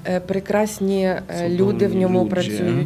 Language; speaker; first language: Polish; non-native, learner; Ukrainian